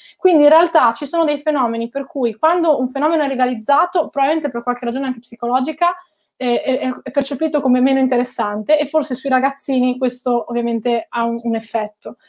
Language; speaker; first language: Italian; native; Italian